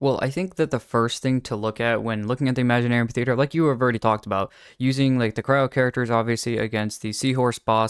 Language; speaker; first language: English; native; English